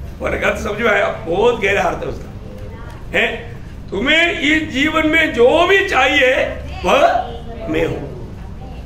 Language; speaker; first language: Hindi; non-native, local second language; Malayalam